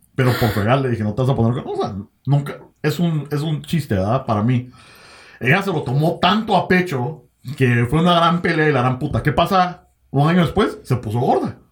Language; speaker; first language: Spanish; native; Spanish